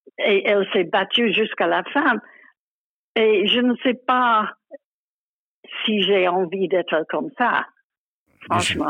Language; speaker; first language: French; non-native, fluent; English